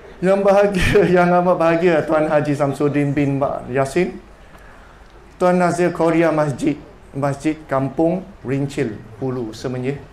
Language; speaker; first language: Malay; non-native, local second language; Chinese